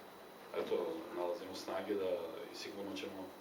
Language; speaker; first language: Serbian; native; Serbian